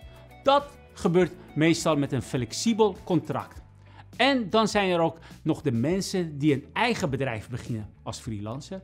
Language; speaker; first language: Dutch; non-native, fluent; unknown